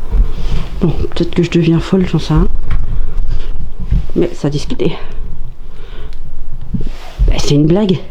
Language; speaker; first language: French; native; French